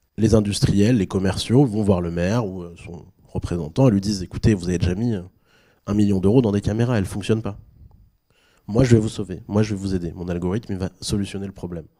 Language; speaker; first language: French; native; French